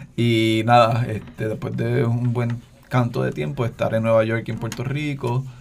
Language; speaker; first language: Spanish; native; Spanish